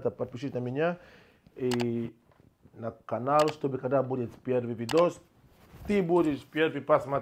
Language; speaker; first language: Russian; non-native, learner; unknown